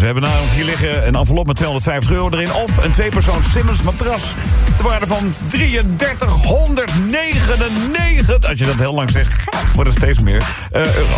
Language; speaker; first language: Dutch; native; Dutch